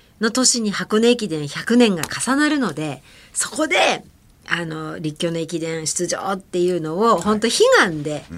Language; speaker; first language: Japanese; native; Japanese